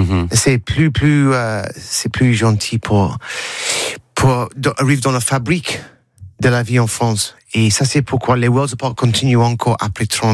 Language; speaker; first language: French; non-native, learner; English